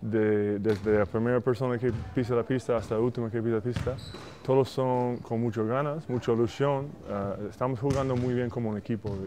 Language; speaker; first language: Spanish; non-native, fluent; English